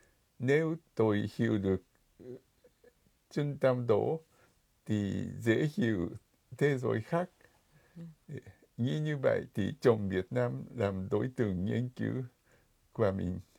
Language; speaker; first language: Vietnamese; non-native, fluent; Japanese